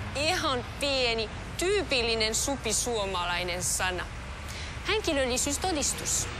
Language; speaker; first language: Finnish; non-native, fluent; French